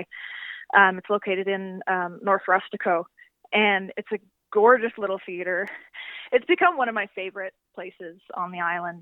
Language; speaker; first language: English; native; English